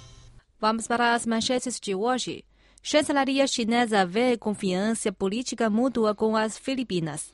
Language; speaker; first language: Portuguese; non-native, fluent; Chinese